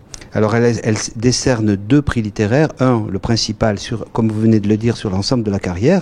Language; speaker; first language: French; native; French